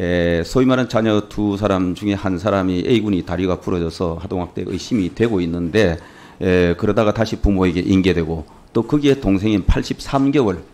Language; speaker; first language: Korean; native; Korean